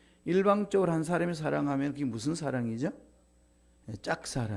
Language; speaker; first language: Korean; native; Korean